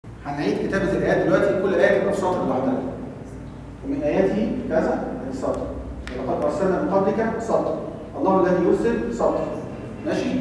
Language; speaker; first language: Arabic; native; Arabic